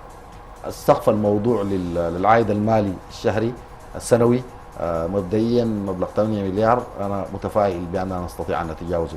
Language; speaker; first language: Arabic; native; Arabic